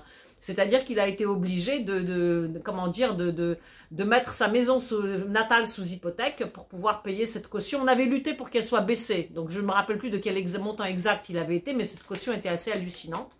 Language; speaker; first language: French; early bilingual, other home language; Polish